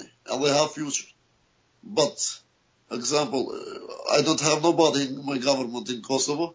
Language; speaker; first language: English; non-native, learner; Albanian